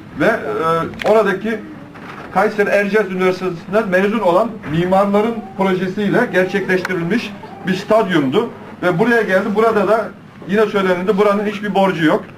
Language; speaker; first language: Turkish; early bilingual, heritage; Turkish